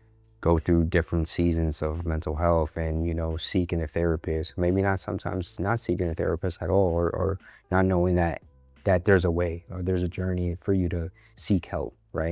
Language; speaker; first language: English; native; English